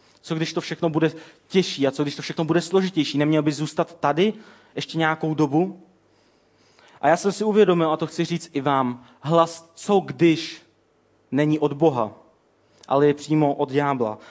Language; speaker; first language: Czech; native; Czech